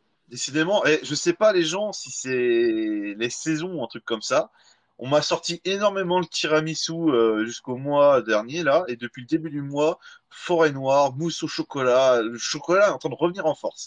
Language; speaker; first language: French; native; French